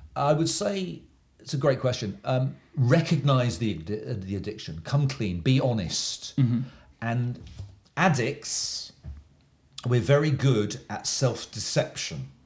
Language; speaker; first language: English; native; English